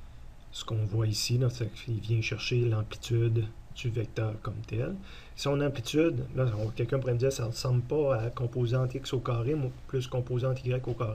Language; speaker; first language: French; native; French